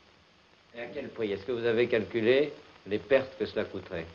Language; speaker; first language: French; native; French